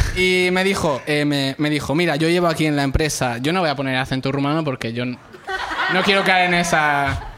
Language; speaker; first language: Spanish; early bilingual, other home language; Arabic